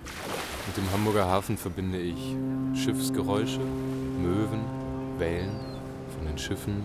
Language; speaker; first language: German; native; German